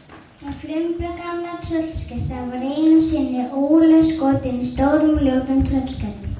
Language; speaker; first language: Icelandic; native; Icelandic